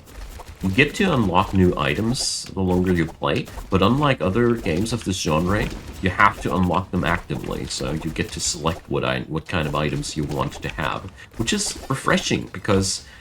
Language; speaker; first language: English; non-native, fluent; German